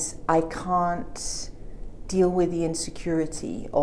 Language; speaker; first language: English; native; English